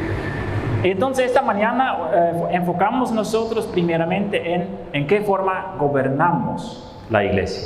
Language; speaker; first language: Spanish; non-native, fluent; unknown